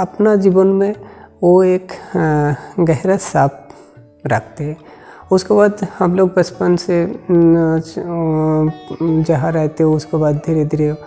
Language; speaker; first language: Hindi; non-native, local second language; Bangla